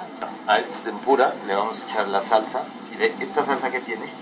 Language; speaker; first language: Spanish; native; Spanish